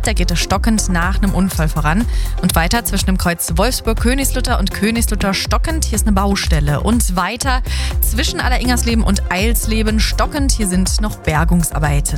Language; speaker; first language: German; native; German